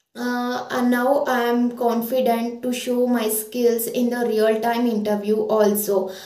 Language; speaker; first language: English; non-native, local second language; Kannada